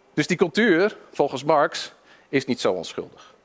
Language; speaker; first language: Dutch; early bilingual, other home language; English